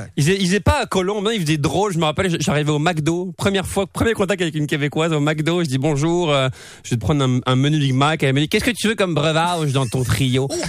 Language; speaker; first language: French; native; French